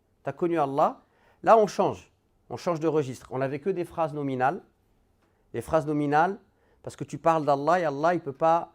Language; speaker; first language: French; native; French